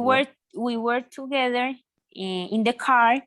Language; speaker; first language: English; non-native, learner; Spanish